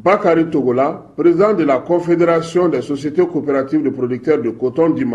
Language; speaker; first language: French; non-native, local second language; Bambara